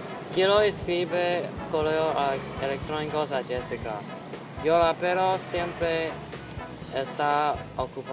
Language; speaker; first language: Spanish; non-native, learner; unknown